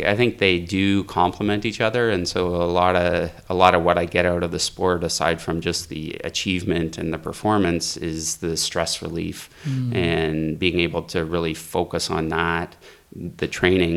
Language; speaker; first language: English; native; English